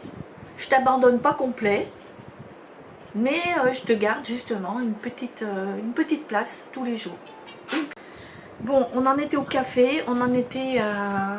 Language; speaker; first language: French; native; French